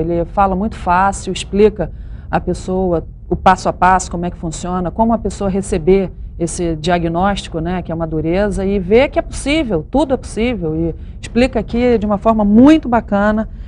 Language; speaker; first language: Portuguese; native; Portuguese